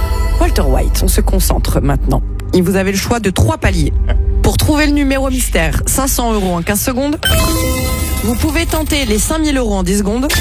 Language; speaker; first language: French; native; French